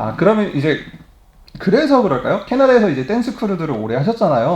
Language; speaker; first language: Korean; native; Korean